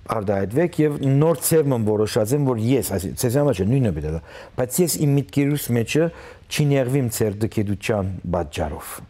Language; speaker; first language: Armenian; early bilingual, heritage; Armenian